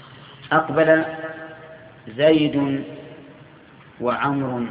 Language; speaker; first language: Arabic; native; Arabic